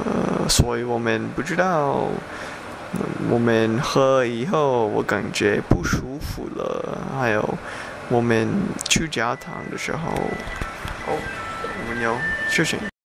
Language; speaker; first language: Chinese; non-native, learner; English